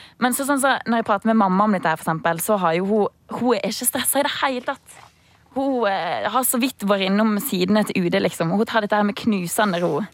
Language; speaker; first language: Norwegian; early bilingual, heritage; Norwegian